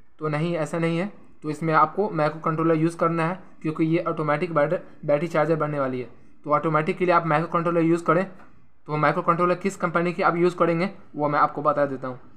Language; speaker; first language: Hindi; native; Hindi